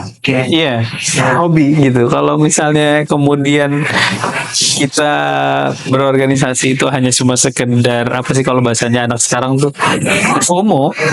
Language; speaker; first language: Indonesian; native; Indonesian